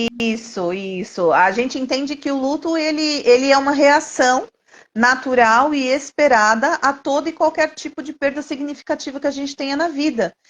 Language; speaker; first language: Portuguese; native; Portuguese